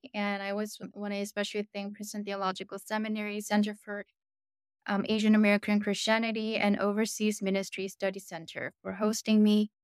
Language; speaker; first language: English; early bilingual, other home language; Korean